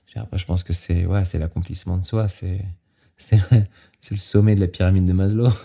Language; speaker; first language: French; native; French